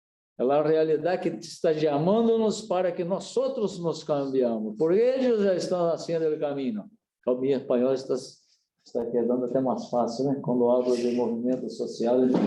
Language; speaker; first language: Spanish; non-native, learner; Portuguese